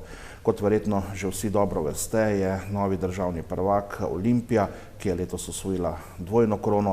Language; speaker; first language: Slovenian; native; Slovenian